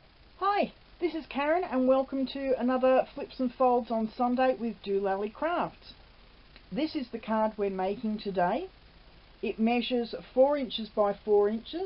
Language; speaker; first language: English; native; English